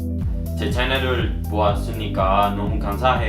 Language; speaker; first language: Korean; non-native, learner; Spanish